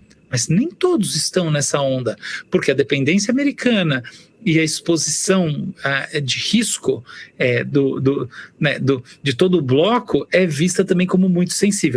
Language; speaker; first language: Portuguese; native; Portuguese